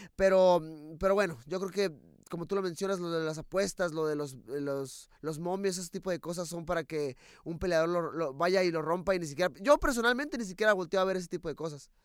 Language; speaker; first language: Spanish; native; Spanish